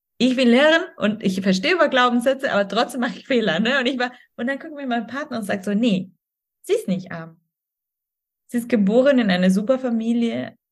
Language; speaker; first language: German; non-native, fluent; Spanish